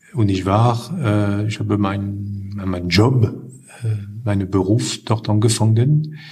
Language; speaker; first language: German; non-native, fluent; French